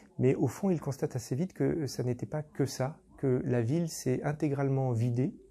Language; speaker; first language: French; native; French